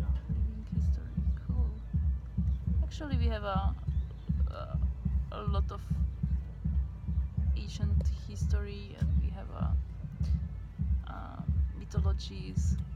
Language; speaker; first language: English; non-native, learner; Hungarian